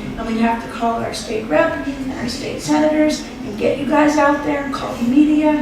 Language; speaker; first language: English; native; English